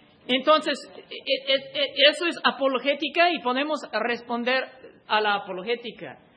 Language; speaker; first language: Spanish; non-native, fluent; English